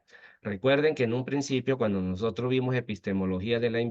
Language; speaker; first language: Spanish; native; Spanish